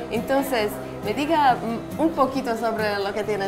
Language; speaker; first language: Spanish; non-native, learner; Polish